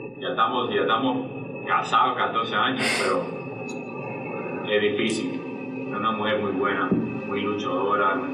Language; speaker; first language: Spanish; early bilingual, heritage; English